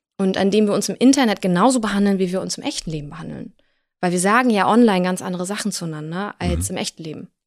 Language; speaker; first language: German; early bilingual, other home language; Russian